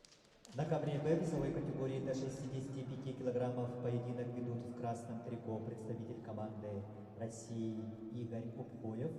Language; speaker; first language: Russian; native; Russian